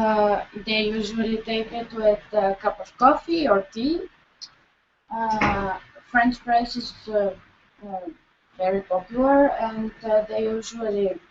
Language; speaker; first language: English; non-native, learner; Bulgarian